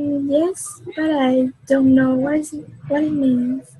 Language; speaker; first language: English; non-native, learner; Vietnamese